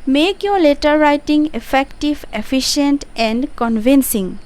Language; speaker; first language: English; non-native, local second language; Assamese